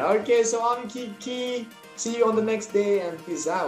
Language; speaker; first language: English; non-native, learner; Indonesian